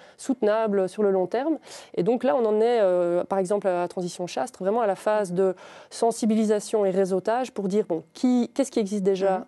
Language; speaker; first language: French; native; French